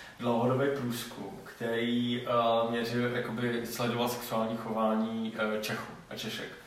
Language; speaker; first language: Czech; non-native, local second language; Polish